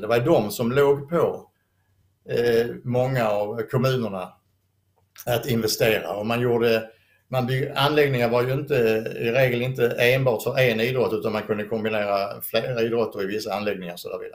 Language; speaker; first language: Swedish; native; Swedish